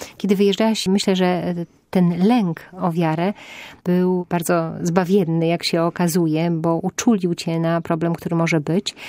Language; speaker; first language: Polish; native; Polish